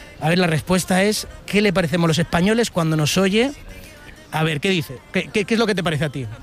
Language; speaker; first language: Spanish; native; Spanish